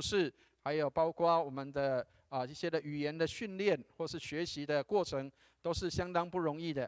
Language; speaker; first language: Chinese; native; Chinese